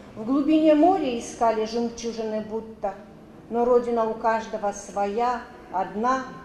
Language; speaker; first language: Russian; non-native, local second language; Kazakh